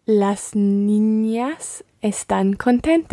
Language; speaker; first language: Spanish; non-native, learner; English